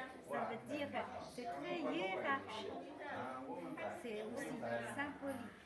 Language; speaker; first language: French; non-native, fluent; Chinese